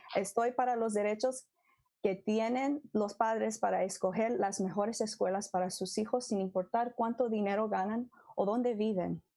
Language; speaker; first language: Spanish; early bilingual, heritage; Spanish